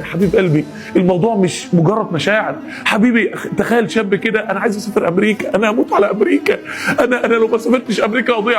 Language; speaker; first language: Arabic; native; Arabic